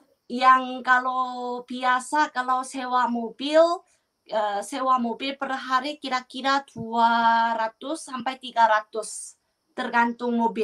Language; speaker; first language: Indonesian; non-native, fluent; Korean